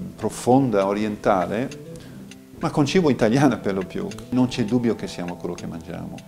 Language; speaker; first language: Italian; non-native, fluent; English